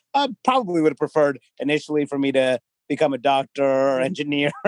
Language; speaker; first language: English; native; English